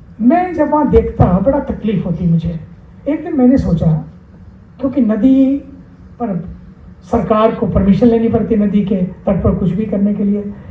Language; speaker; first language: Hindi; native; Hindi